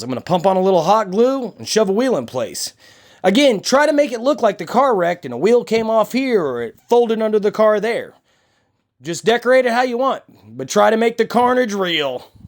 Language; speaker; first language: English; native; English